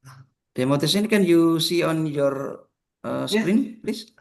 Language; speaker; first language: English; non-native, learner; Indonesian